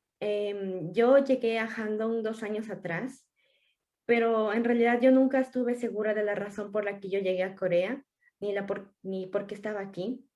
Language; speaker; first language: Spanish; native; Spanish